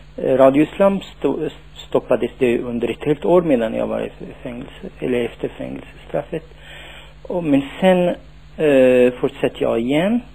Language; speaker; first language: Swedish; non-native, fluent; Tachelhit